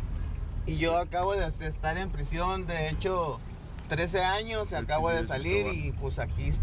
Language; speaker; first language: Spanish; native; Spanish